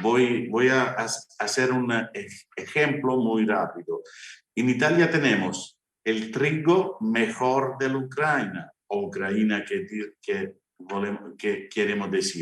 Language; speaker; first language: Spanish; non-native, fluent; Italian